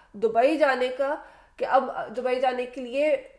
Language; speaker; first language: Urdu; native; Urdu